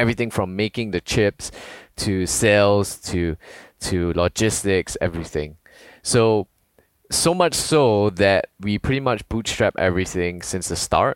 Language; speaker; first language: English; native; English